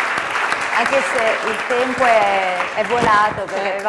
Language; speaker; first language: Italian; native; Italian